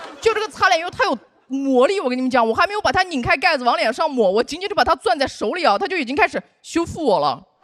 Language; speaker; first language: Chinese; non-native, local second language; Uyghur